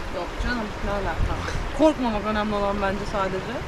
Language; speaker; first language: Turkish; native; Turkish